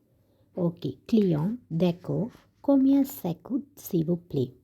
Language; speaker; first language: French; non-native, learner; Tamil